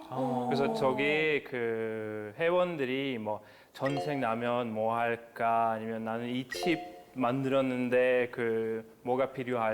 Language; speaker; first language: Korean; non-native, fluent; Norwegian